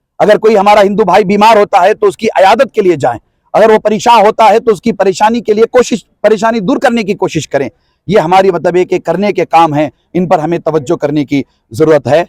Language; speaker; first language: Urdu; native; Urdu